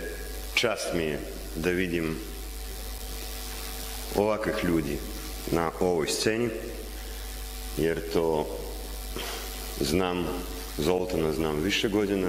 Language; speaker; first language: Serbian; non-native, learner; Russian